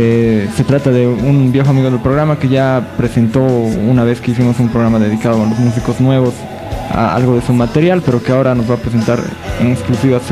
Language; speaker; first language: Spanish; native; Spanish